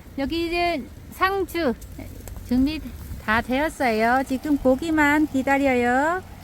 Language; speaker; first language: Korean; non-native, learner; Vietnamese